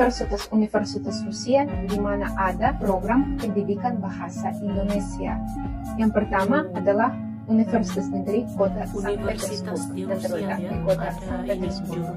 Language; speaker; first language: Indonesian; non-native, fluent; Russian